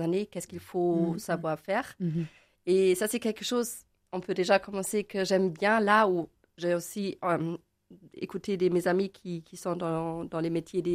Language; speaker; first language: French; non-native, learner; German